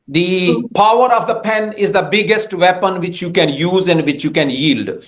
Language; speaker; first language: English; non-native, local second language; Punjabi